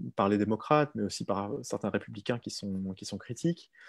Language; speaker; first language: French; native; French